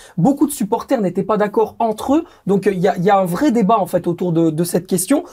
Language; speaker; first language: French; native; French